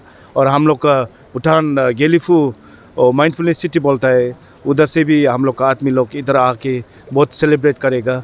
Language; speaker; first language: Hindi; non-native, fluent; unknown